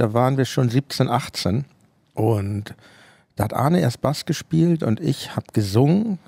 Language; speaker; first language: German; native; German